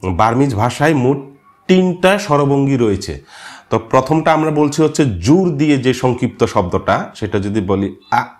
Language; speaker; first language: Bangla; non-native, local second language; Marma